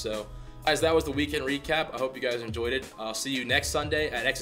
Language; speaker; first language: English; native; English